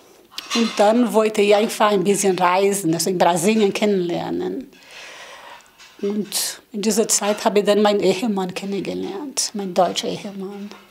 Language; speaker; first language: German; non-native, learner; Portuguese